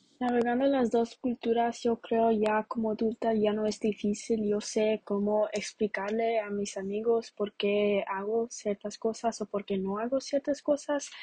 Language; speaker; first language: Spanish; early bilingual, heritage; Spanish